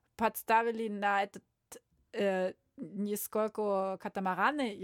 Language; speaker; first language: Russian; non-native, learner; German